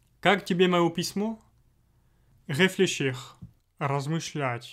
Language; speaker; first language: Russian; non-native, fluent; French